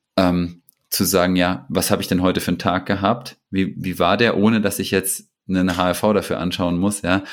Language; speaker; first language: German; native; German